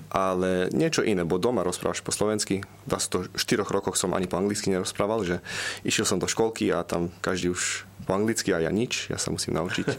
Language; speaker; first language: Slovak; early bilingual, heritage; Slovak